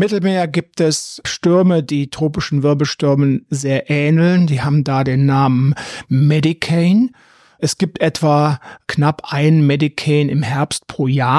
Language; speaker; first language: German; native; German